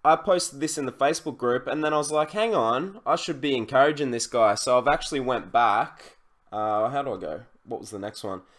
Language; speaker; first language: English; native; English